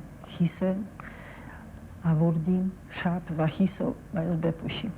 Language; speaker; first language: Persian; non-native, fluent; Polish